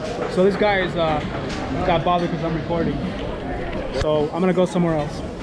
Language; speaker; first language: English; early bilingual, other home language; Spanish